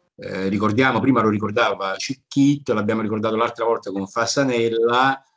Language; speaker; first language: Italian; native; Italian